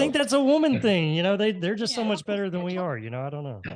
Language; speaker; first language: English; native; English